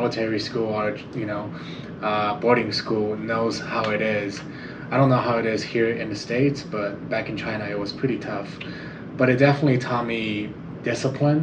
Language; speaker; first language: English; non-native, fluent; Chinese